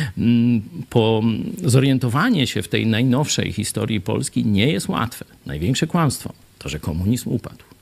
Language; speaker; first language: Polish; native; Polish